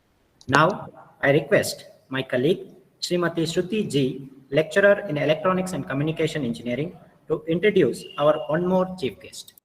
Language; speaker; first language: English; non-native, local second language; Kannada